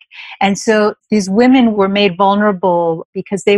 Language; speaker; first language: English; native; English